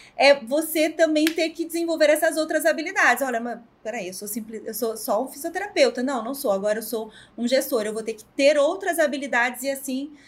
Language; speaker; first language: Portuguese; native; Portuguese